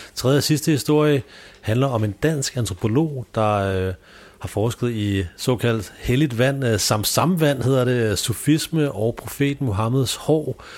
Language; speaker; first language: Danish; native; Danish